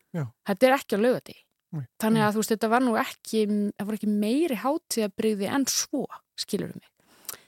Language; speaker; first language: Icelandic; native; Icelandic